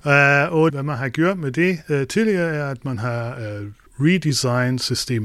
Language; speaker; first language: Danish; non-native, fluent; German